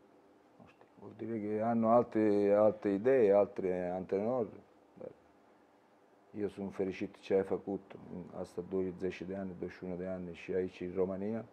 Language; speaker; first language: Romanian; non-native, learner; Italian